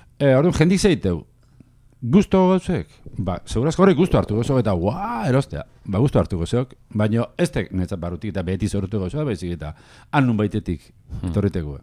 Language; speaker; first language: Basque; native; Basque